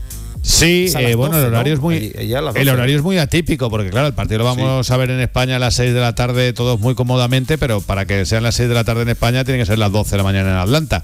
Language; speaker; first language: Spanish; native; Spanish